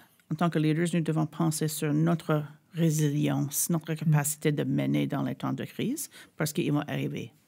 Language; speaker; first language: French; non-native, fluent; English